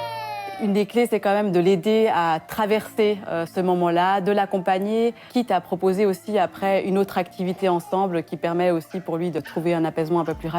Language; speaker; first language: French; native; French